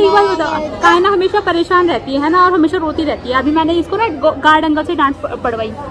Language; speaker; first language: Hindi; native; Hindi